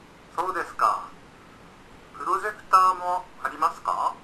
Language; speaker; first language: Japanese; non-native, learner; Indonesian